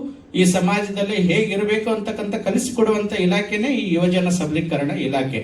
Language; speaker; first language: Kannada; native; Kannada